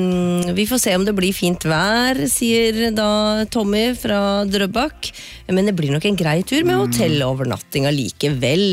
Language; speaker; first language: Norwegian; native; Norwegian